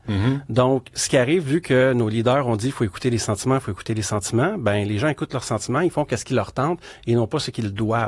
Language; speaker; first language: French; native; French